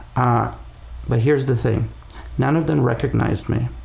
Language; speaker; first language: English; non-native, fluent; Spanish